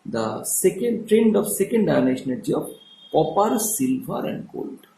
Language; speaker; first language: English; non-native, local second language; Bangla